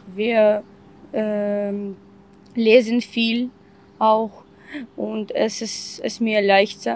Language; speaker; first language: German; non-native, learner; Ukrainian